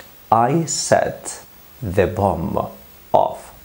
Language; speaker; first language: English; non-native, fluent; Spanish